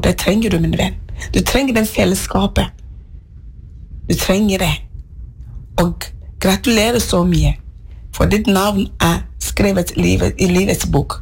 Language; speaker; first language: Norwegian; non-native, fluent; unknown